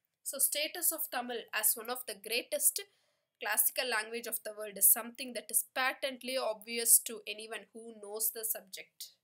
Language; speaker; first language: English; non-native, local second language; Tamil